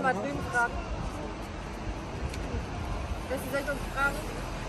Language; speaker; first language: German; native; German